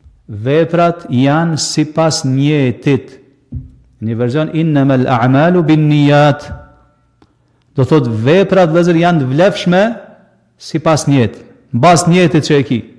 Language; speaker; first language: Albanian; native; Albanian